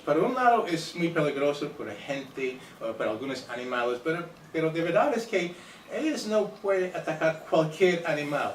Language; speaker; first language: Spanish; non-native, fluent; English